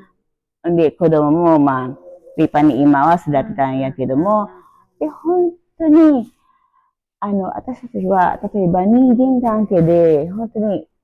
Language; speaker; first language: Japanese; non-native, learner; Filipino